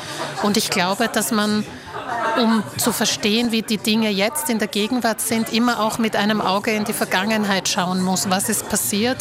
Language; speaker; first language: German; early bilingual, other home language; Slovak